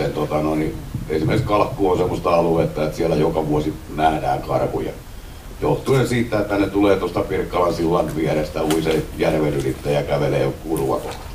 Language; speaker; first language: Finnish; native; Finnish